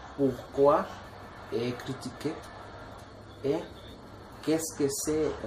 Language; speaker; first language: French; non-native, learner; Spanish